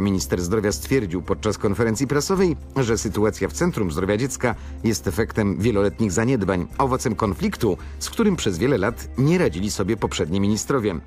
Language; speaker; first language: Polish; native; Polish